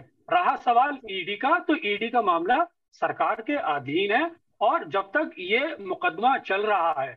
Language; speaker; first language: Hindi; native; Hindi